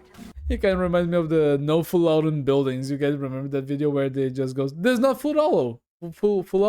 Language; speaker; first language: English; non-native, fluent; Portuguese